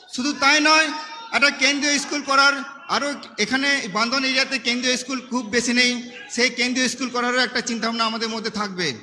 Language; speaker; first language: Bangla; non-native, local second language; Santali